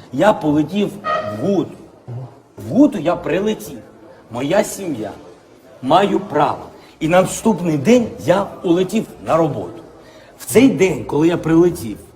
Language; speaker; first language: Ukrainian; non-native, local second language; Russian